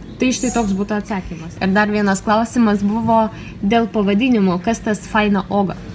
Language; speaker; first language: Lithuanian; non-native, local second language; Russian